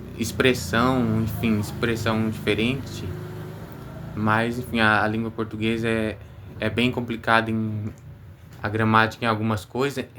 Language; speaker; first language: Portuguese; native; Portuguese